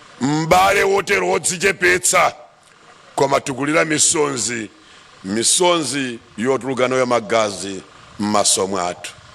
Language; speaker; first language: Nyanja; native; Nyanja